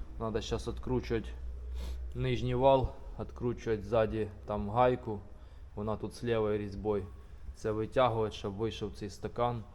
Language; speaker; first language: Ukrainian; native; Ukrainian